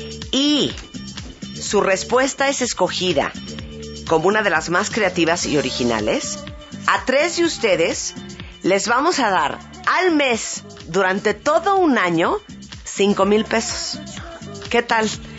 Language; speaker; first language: Spanish; native; Spanish